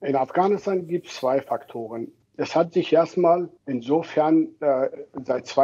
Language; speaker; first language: German; non-native, fluent; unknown